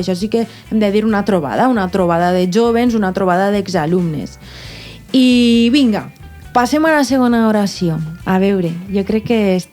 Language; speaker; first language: Catalan; native; Catalan